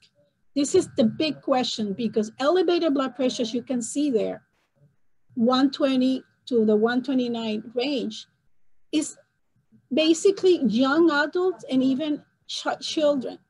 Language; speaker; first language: English; non-native, fluent; Spanish